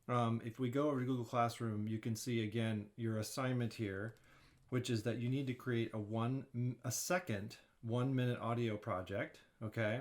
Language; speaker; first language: English; native; English